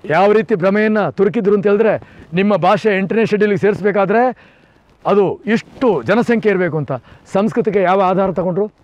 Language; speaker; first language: Kannada; non-native, local second language; Kodava